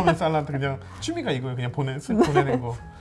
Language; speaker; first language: Korean; native; Korean